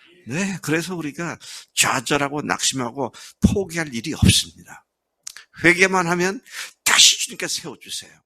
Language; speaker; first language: Korean; native; Korean